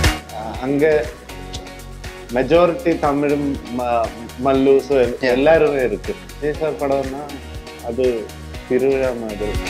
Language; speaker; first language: Tamil; non-native, learner; Malayalam